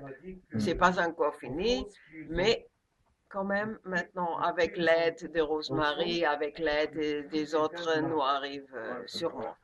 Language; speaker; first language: French; non-native, learner; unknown